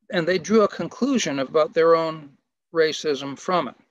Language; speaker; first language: English; native; English